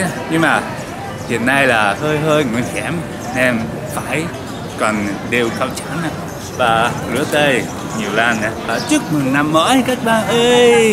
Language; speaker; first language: Vietnamese; non-native, learner; Japanese